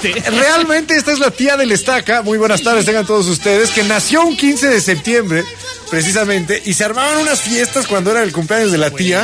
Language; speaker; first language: Spanish; native; Spanish